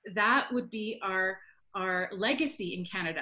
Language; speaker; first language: English; native; English